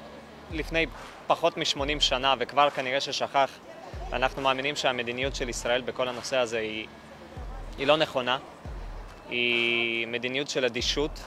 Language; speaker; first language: Hebrew; non-native, fluent; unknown